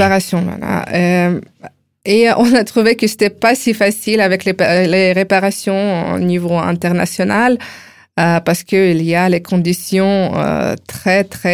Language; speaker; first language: French; non-native, fluent; Ukrainian